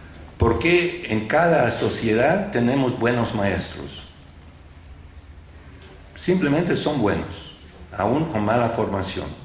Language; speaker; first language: Spanish; non-native, fluent; English